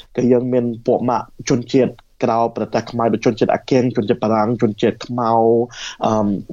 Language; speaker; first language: Khmer; early bilingual, heritage; Khmer